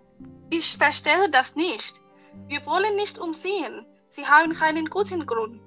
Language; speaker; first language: German; non-native, learner; Thai